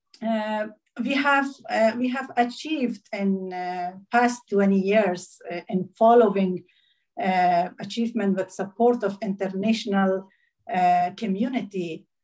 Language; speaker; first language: English; non-native, learner; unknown